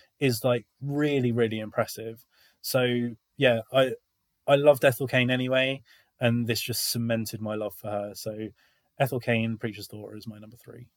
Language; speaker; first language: English; native; English